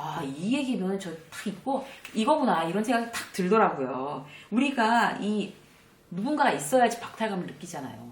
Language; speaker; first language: Korean; native; Korean